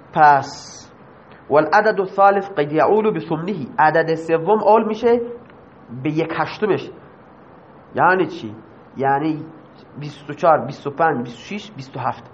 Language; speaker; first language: Persian; non-native, local second language; Baluchi